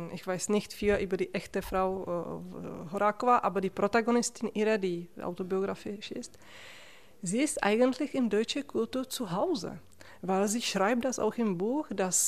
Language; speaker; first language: German; non-native, fluent; Czech